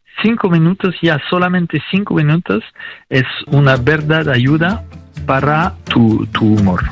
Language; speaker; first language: Spanish; non-native, fluent; French